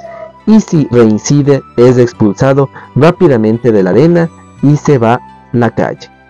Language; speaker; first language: Spanish; native; Spanish